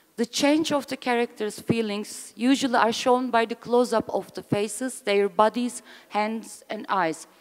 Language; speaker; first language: English; non-native, fluent; Turkish